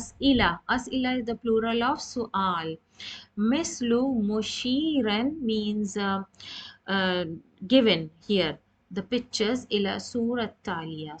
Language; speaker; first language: Arabic; non-native, fluent; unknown